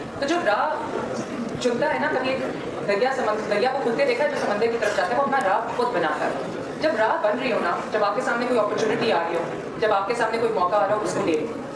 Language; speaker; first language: Urdu; native; Urdu